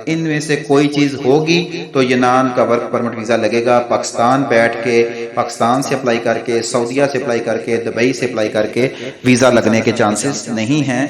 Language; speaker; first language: Urdu; non-native, local second language; Punjabi